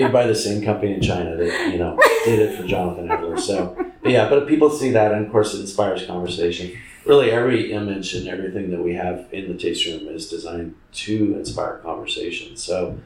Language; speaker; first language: English; native; English